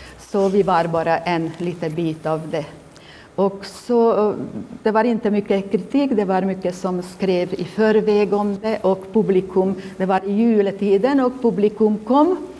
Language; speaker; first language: Swedish; non-native, fluent; Hungarian